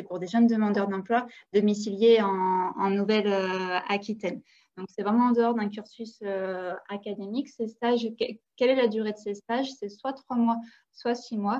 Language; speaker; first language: French; native; French